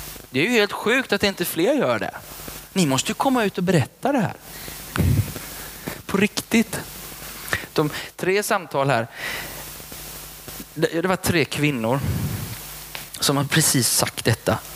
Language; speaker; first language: Swedish; native; Swedish